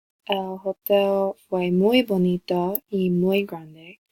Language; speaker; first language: Spanish; non-native, learner; English